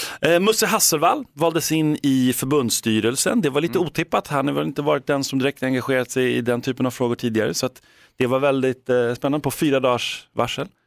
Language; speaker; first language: Swedish; native; Swedish